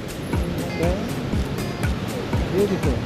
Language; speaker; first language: English; non-native, learner; Vietnamese